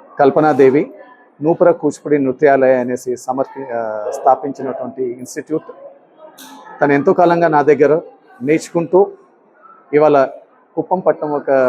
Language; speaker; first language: Telugu; native; Telugu